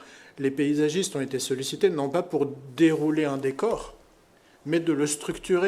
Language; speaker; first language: French; native; French